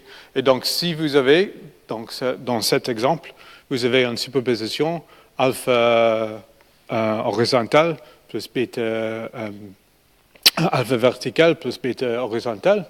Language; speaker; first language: French; non-native, fluent; English